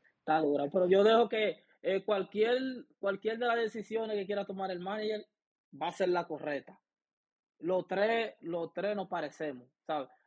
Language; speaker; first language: Spanish; native; Spanish